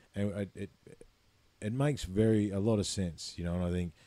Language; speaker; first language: English; native; English